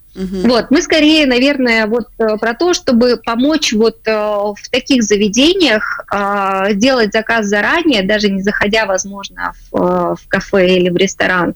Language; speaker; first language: Russian; native; Russian